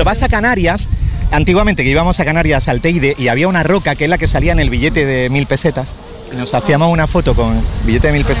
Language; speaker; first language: Spanish; native; Spanish